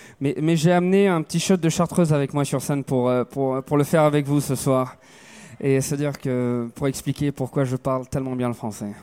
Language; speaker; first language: French; early bilingual, other home language; Swedish